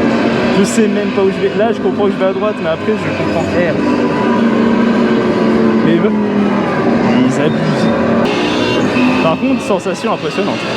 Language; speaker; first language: French; native; French